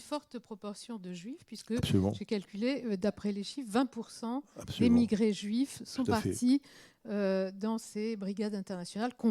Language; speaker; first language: French; native; French